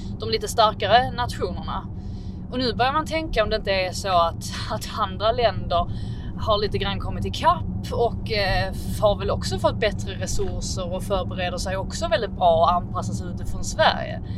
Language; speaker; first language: Swedish; native; Swedish